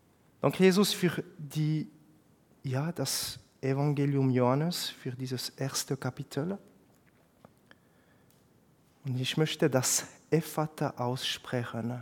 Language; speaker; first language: German; non-native, fluent; French